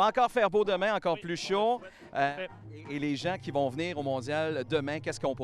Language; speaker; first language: French; native; French